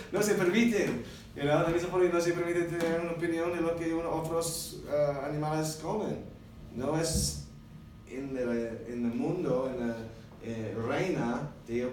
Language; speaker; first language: Spanish; non-native, learner; English